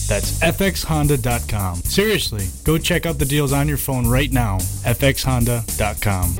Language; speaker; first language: English; native; English